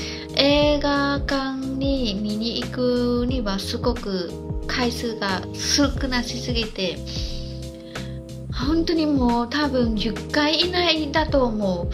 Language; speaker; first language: Japanese; non-native, fluent; Khmer